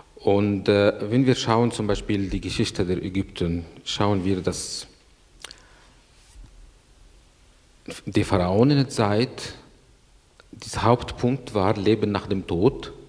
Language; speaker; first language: German; non-native, learner; Arabic